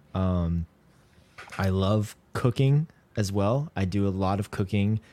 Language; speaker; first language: English; native; English